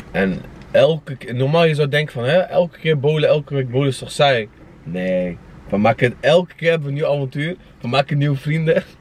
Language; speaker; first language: Dutch; early bilingual, other home language; Kurdish